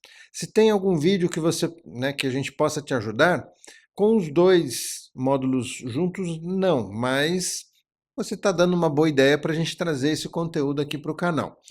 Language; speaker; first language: Portuguese; native; Portuguese